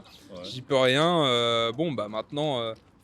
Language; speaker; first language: French; native; French